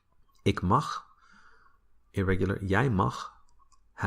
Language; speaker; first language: Dutch; non-native, fluent; English